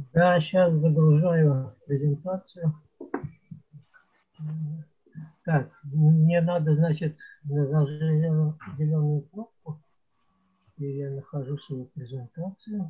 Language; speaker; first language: Russian; native; Russian